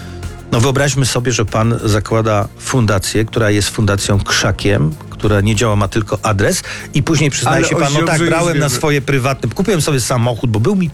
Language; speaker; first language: Polish; native; Polish